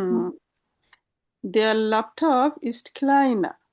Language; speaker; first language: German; non-native, fluent; Bangla